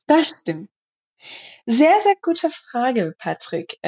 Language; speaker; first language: German; non-native, learner; Persian